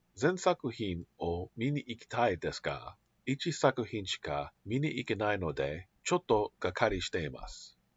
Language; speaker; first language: Japanese; non-native, learner; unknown